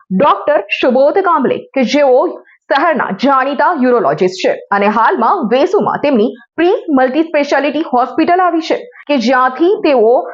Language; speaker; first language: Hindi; non-native, local second language; Gujarati